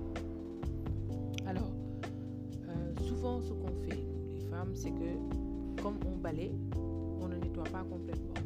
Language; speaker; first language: French; non-native, local second language; Wolof